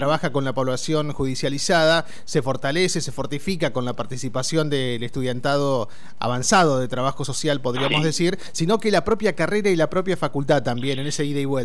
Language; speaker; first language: Spanish; native; Spanish